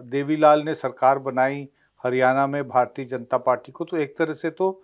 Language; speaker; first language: Hindi; native; Hindi